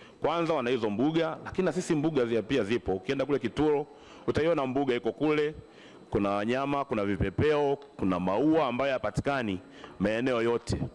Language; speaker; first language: Swahili; native; Swahili